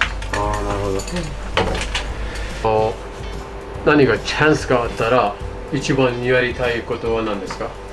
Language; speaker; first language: Japanese; non-native, fluent; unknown